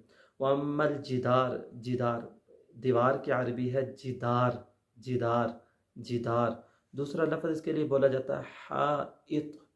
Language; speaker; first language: Urdu; native; Urdu